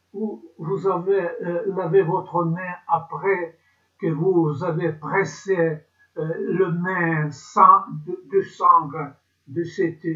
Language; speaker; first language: French; non-native, learner; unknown